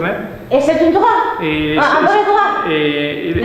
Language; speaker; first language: French; non-native, learner; Spanish